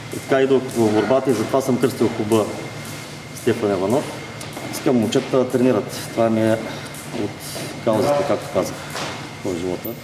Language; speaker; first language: Bulgarian; native; Bulgarian